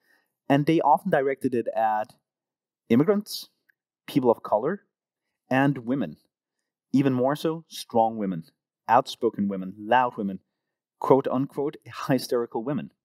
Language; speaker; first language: English; non-native, fluent; Danish